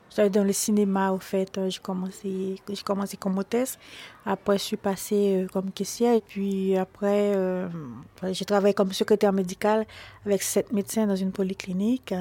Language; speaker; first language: French; non-native, local second language; Haitian Creole